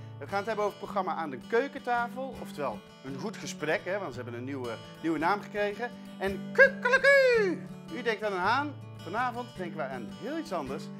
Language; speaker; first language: Dutch; native; Dutch